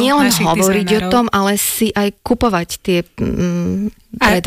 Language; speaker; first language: Slovak; native; Slovak